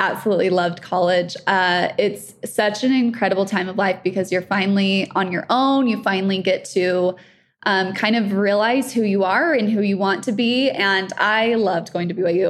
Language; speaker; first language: English; native; English